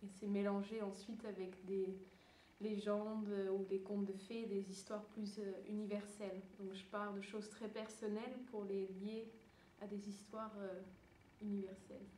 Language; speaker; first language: French; early bilingual, other home language; Dutch